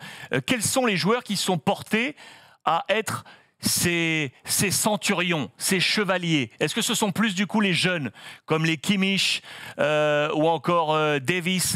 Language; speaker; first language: French; native; French